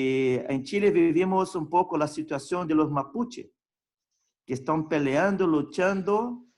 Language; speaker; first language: Spanish; non-native, fluent; Portuguese